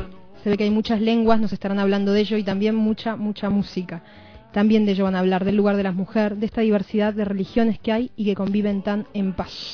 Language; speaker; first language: Spanish; native; Spanish